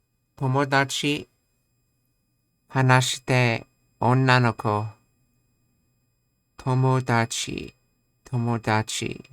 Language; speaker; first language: Japanese; non-native, learner; English